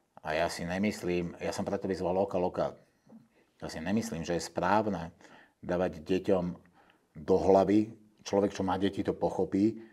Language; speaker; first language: Slovak; native; Slovak